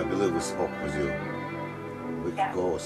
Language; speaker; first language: English; non-native, learner; Russian